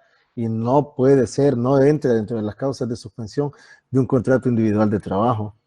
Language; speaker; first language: Spanish; native; Spanish